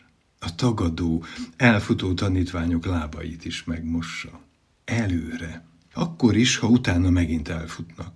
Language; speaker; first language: Hungarian; native; Hungarian